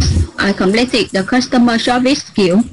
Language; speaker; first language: English; non-native, learner; Vietnamese